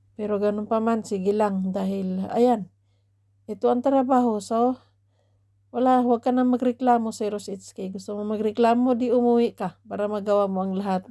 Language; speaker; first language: Filipino; native; Filipino